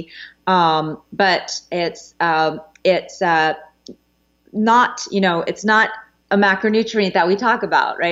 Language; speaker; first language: English; native; English